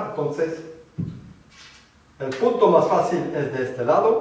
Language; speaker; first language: Spanish; non-native, fluent; French